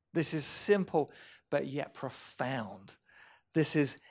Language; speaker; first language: English; native; English